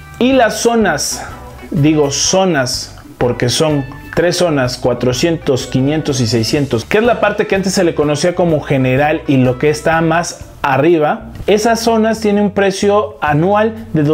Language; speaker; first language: Spanish; native; Spanish